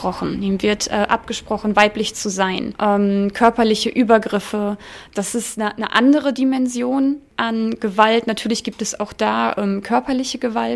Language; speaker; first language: German; native; German